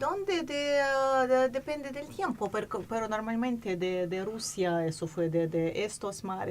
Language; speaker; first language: Spanish; non-native, fluent; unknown